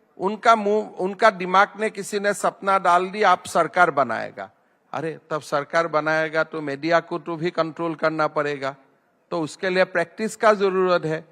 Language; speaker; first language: Hindi; non-native, local second language; Assamese